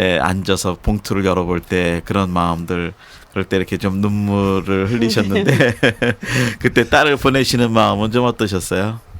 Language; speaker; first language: Korean; native; Korean